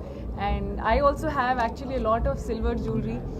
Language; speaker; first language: Telugu; non-native, learner; Hindi